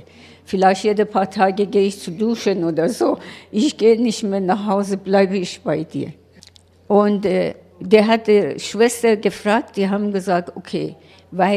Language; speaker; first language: German; non-native, learner; Persian